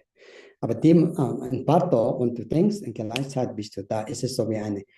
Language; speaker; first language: German; non-native, learner; Tibetan